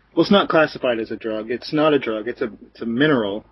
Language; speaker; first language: English; native; English